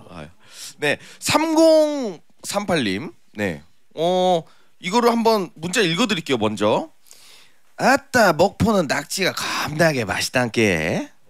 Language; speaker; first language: Korean; native; Korean